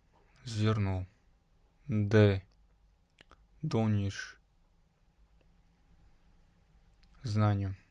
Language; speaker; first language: Russian; non-native, local second language; Tajik